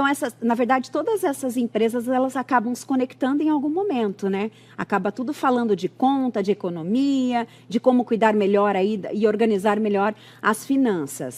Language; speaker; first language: Portuguese; native; Portuguese